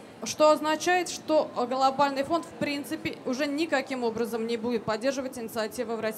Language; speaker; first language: Russian; native; Russian